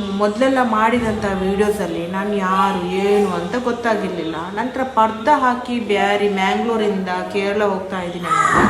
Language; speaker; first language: Kannada; non-native, local second language; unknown